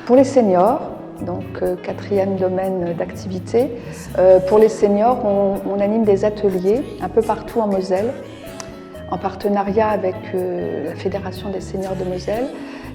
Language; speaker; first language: French; native; French